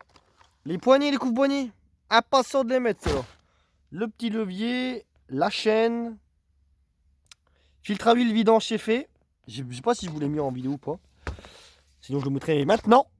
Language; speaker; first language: French; native; French